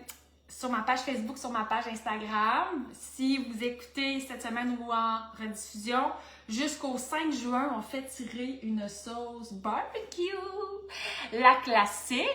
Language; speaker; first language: French; native; French